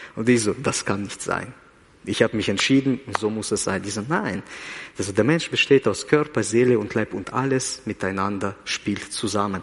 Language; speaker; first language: German; early bilingual, other home language; Russian